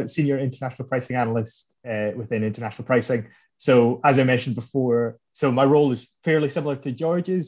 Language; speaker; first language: English; native; English